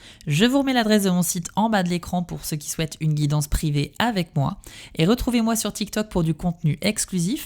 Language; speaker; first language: French; native; French